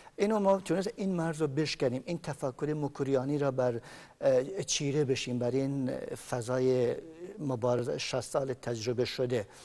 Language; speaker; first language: Persian; non-native, local second language; Kurdish